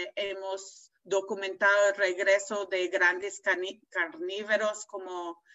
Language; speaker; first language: Spanish; non-native, fluent; English